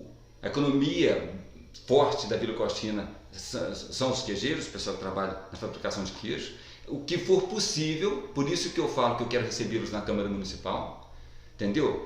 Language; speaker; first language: Portuguese; native; Portuguese